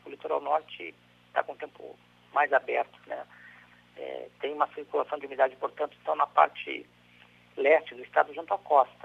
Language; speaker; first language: Portuguese; native; Portuguese